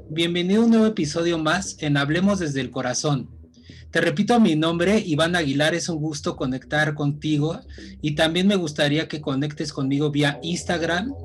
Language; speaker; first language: Spanish; native; Spanish